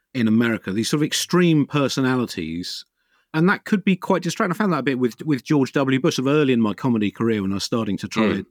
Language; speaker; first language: English; native; English